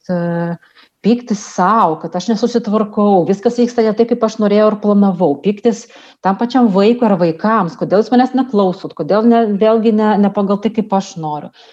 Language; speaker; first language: Lithuanian; non-native, local second language; Russian